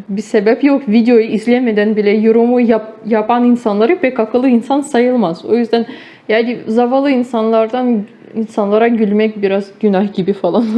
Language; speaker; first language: Turkish; non-native, fluent; Ukrainian